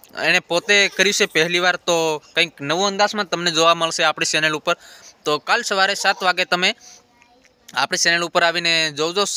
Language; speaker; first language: Gujarati; non-native, local second language; Bhili